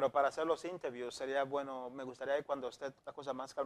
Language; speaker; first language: Spanish; native; Spanish